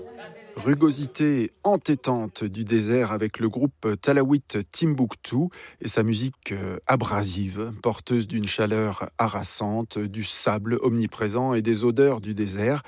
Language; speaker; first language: French; native; French